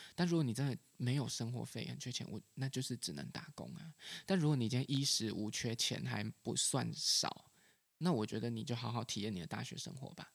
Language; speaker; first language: Chinese; native; Chinese